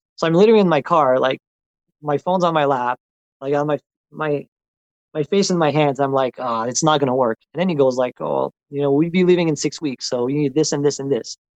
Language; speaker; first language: English; non-native, local second language; French